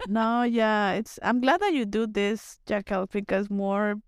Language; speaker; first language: English; non-native, fluent; Spanish